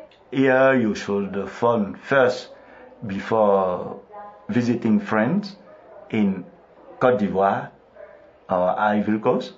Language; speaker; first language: English; non-native, local second language; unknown